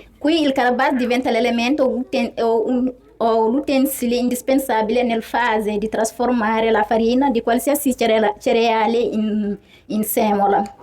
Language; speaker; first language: Italian; non-native, fluent; Fula